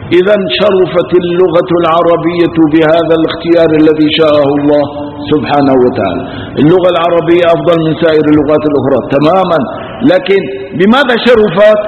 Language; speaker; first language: Arabic; early bilingual, other home language; Kurdish